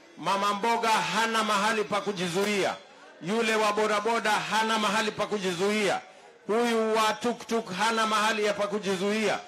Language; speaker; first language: Swahili; non-native, local second language; Kalenjin